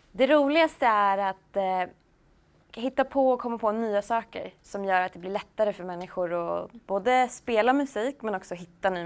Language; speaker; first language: Swedish; native; Swedish